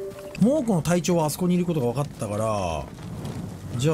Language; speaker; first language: Japanese; native; Japanese